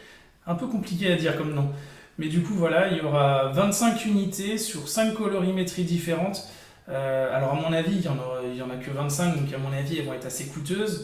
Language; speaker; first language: French; native; French